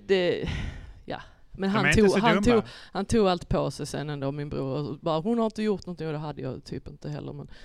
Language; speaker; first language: Swedish; native; Swedish